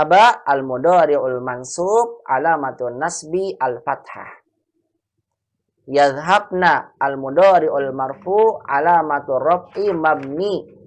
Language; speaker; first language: Arabic; non-native, fluent; Indonesian